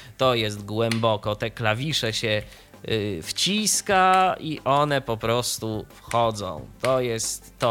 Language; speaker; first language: Polish; native; Polish